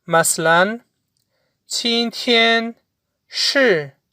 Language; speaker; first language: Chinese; non-native, fluent; Urdu